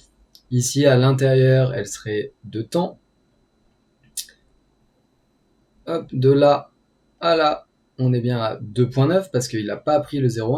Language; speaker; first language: French; native; French